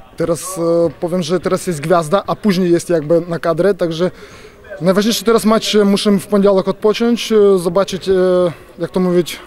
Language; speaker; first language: Polish; non-native, local second language; Ukrainian